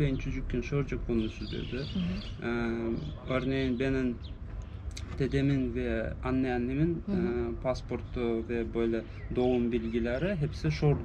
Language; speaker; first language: Turkish; non-native, fluent; Russian